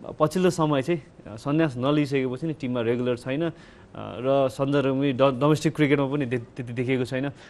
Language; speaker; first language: Nepali; native; Nepali